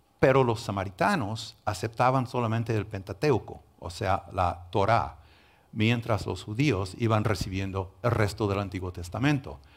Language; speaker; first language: Spanish; non-native, fluent; English